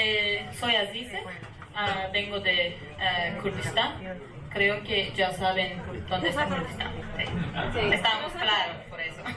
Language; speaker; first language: Spanish; non-native, learner; Kurdish